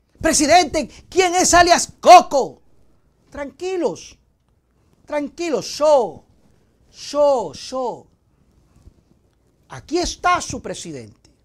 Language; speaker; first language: Spanish; native; Spanish